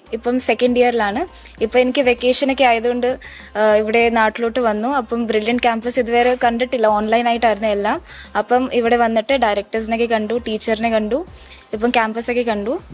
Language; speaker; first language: Malayalam; early bilingual, heritage; Malayalam